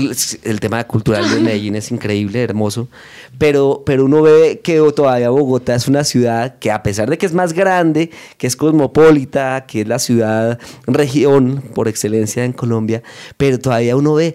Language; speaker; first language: Spanish; native; Spanish